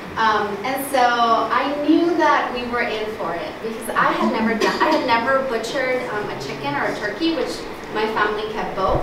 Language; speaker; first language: English; early bilingual, other home language; Spanish